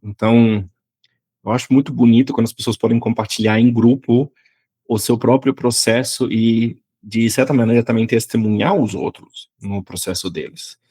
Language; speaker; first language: Portuguese; non-native, fluent; German